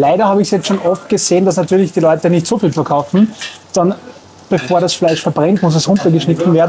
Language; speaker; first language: German; native; German